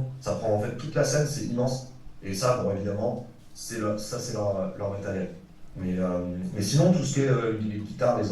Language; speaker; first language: French; native; French